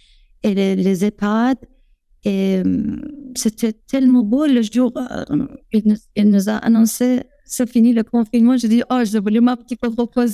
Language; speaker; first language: French; non-native, fluent; Persian